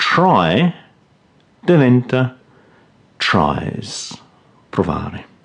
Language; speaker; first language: Italian; non-native, fluent; English